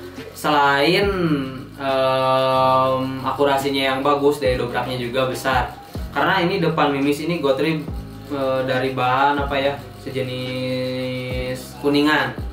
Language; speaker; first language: Indonesian; native; Indonesian